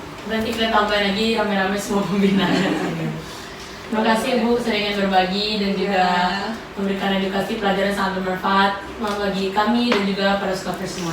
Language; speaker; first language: Indonesian; non-native, local second language; Minangkabau